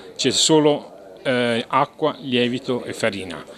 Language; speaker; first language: Italian; native; Italian